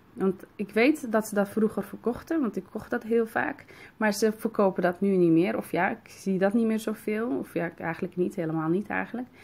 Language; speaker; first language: Dutch; early bilingual, other home language; Arabic